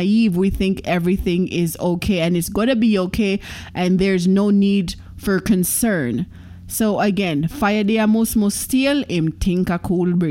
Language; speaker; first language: English; non-native, local second language; Jamaican Creole English